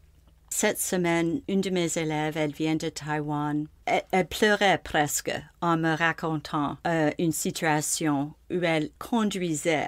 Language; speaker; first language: French; non-native, local second language; English